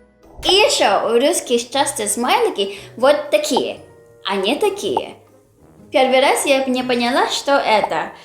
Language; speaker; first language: Russian; non-native, learner; Filipino